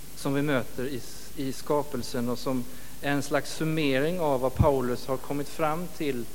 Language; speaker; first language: Swedish; native; Swedish